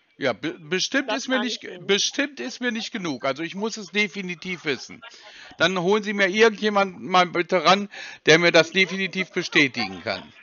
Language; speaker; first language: German; native; German